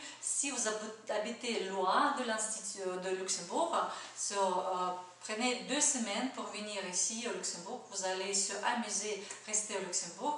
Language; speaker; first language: French; non-native, fluent; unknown